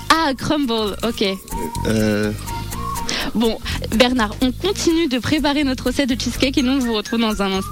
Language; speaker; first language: French; native; French